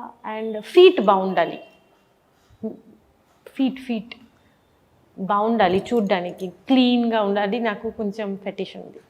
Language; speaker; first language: Telugu; non-native, learner; Bangla